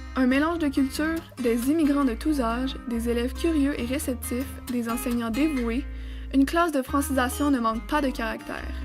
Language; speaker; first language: French; native; French